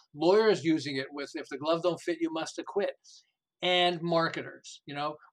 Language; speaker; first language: English; native; English